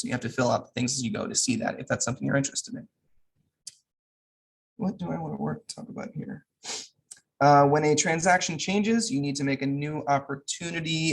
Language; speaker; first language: English; native; English